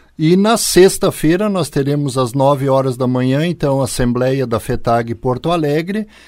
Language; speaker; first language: Portuguese; native; Portuguese